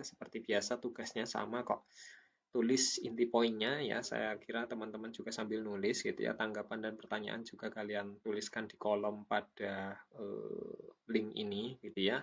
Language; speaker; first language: Indonesian; native; Indonesian